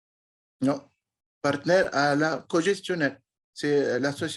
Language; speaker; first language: French; non-native, local second language; Arabic